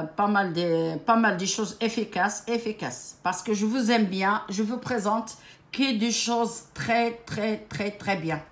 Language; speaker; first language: French; non-native, local second language; Arabic